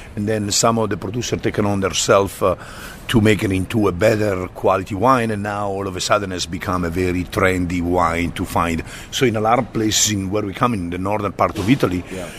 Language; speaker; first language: English; non-native, fluent; Italian